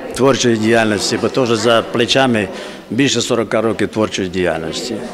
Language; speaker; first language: Ukrainian; native; Ukrainian